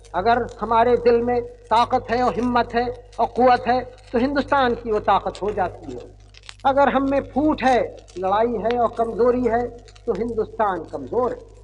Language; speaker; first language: Hindi; native; Hindi